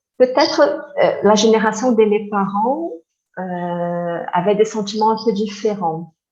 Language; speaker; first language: French; non-native, fluent; Portuguese